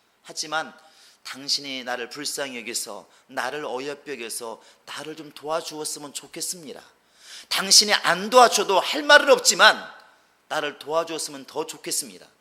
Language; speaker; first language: Korean; native; Korean